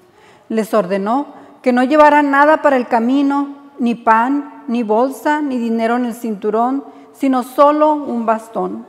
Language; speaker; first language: Spanish; native; Spanish